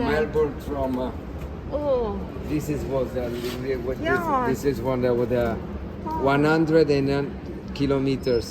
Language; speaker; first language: English; non-native, fluent; Italian